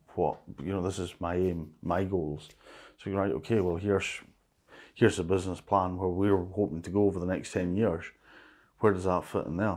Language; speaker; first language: English; native; English